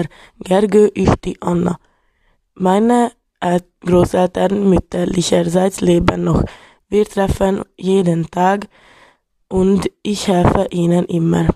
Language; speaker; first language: German; non-native, learner; Hungarian